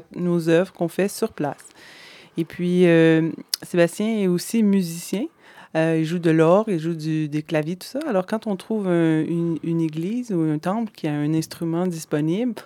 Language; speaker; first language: French; native; French